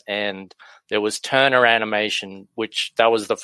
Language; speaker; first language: English; native; English